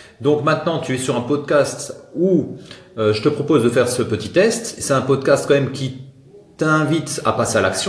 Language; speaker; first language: French; native; French